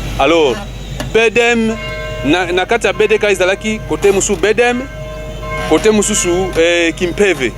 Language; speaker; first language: Lingala; non-native, local second language; Kongo